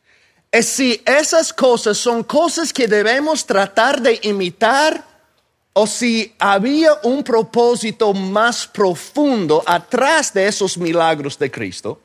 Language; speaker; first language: Spanish; non-native, fluent; English